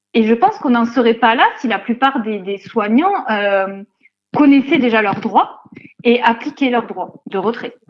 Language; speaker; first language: French; native; French